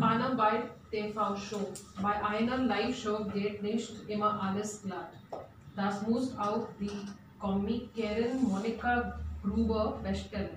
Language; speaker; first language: German; non-native, learner; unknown